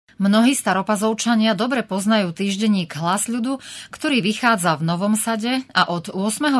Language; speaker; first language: Slovak; native; Slovak